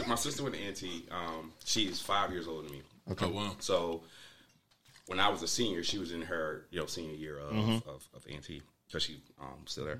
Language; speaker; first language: English; native; English